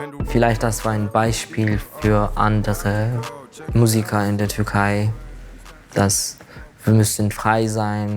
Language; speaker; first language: German; non-native, learner; Turkish